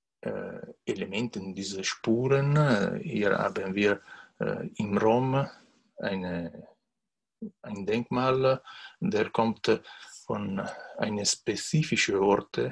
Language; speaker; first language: German; non-native, learner; Italian